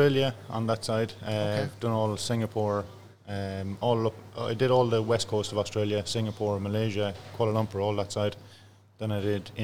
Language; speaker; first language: English; native; English